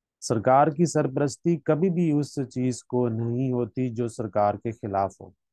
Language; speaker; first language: Urdu; non-native, local second language; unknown